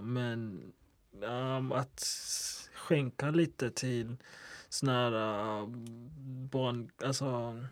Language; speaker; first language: Swedish; non-native, local second language; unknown